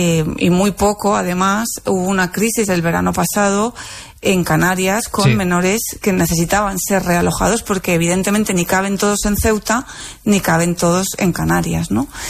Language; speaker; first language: Spanish; native; Spanish